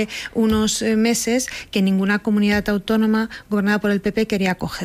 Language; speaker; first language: Spanish; native; Spanish